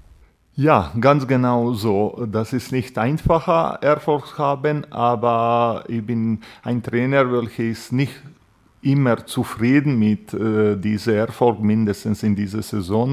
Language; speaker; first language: German; non-native, fluent; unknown